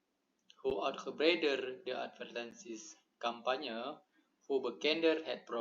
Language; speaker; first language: Dutch; non-native, learner; Indonesian